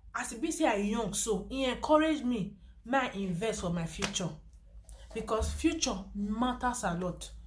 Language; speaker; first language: Nigerian Pidgin; non-native, local second language; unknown